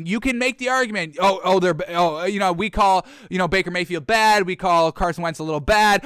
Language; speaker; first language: English; native; English